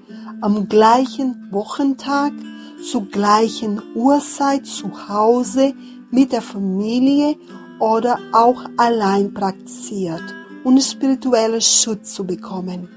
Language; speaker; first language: German; non-native, fluent; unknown